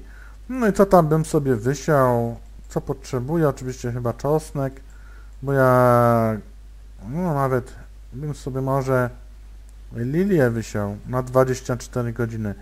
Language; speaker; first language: Polish; native; Polish